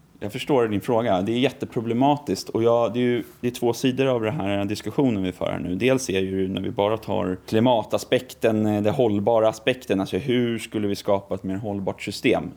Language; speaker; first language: Swedish; native; Swedish